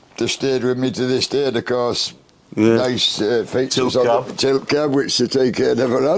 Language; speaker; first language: English; native; English